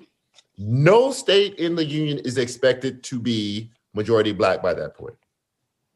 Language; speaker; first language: English; native; English